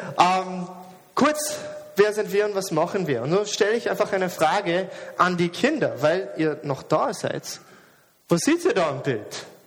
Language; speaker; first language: German; non-native, fluent; English